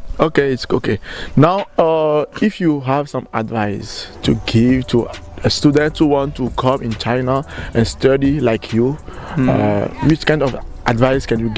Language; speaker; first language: English; non-native, fluent; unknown